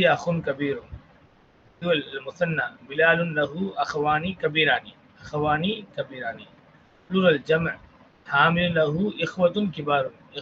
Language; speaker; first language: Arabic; non-native, fluent; Tamil